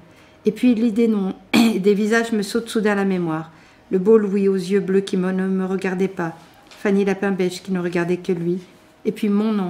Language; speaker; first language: French; native; French